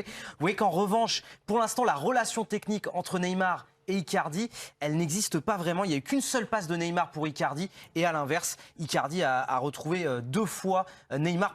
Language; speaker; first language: French; native; French